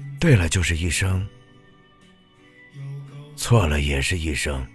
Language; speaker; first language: Chinese; native; Chinese